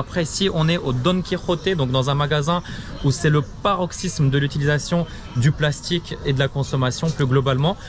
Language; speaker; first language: French; early bilingual, other home language; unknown